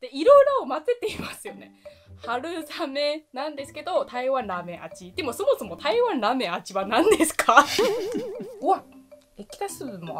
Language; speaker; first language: Japanese; non-native, learner; Chinese